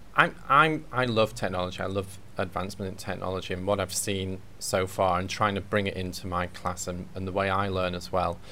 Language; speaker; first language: English; native; English